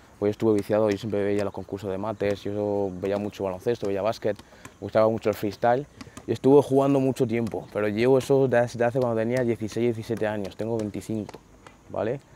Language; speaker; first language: Spanish; early bilingual, other home language; Arabic